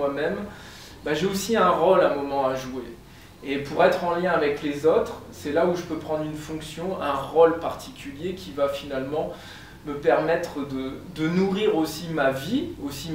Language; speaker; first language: French; native; French